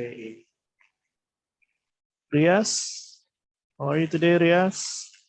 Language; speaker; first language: English; non-native, fluent; Indonesian